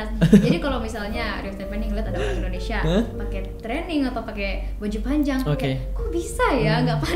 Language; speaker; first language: Indonesian; native; Indonesian